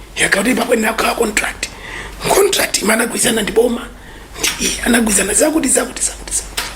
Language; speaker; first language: Nyanja; native; Nyanja